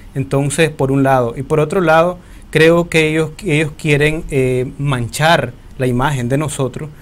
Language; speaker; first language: Spanish; native; Spanish